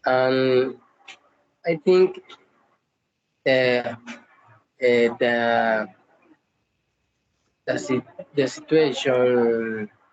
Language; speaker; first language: English; non-native, learner; Spanish